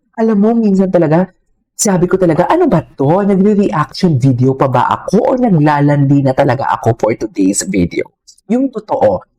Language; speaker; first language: Filipino; non-native, local second language; Hiligaynon